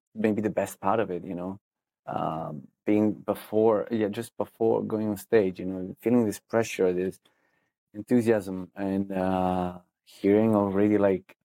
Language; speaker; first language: English; non-native, fluent; Italian